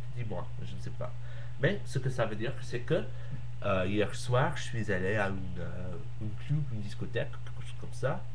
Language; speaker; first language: French; non-native, learner; English